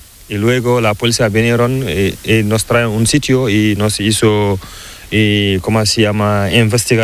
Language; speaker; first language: Spanish; non-native, learner; Fula